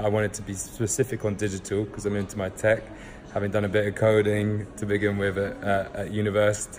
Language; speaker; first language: English; native; English